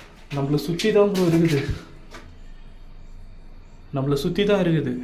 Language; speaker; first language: Tamil; native; Tamil